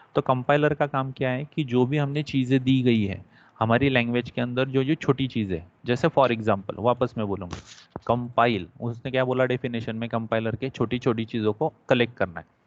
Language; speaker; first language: Hindi; non-native, local second language; Marathi